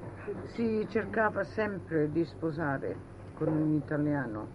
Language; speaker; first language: Italian; early bilingual, heritage; Italian